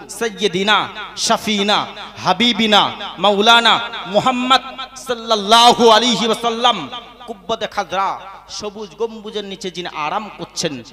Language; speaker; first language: Bangla; native; Bangla